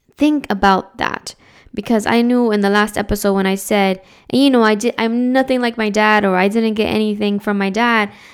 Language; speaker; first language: English; early bilingual, other home language; Spanish